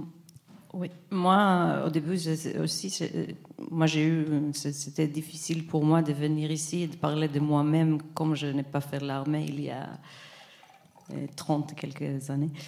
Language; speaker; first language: French; non-native, fluent; Hebrew